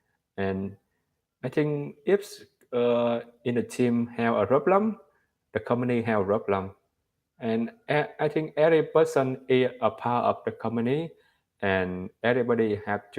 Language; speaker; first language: English; non-native, learner; Vietnamese